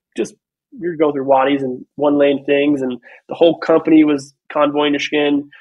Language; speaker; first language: English; native; English